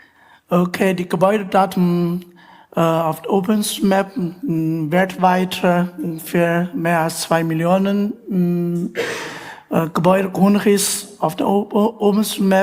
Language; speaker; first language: German; non-native, learner; Chinese